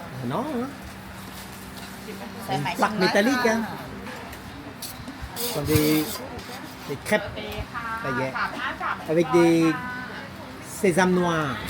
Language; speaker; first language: French; non-native, fluent; Thai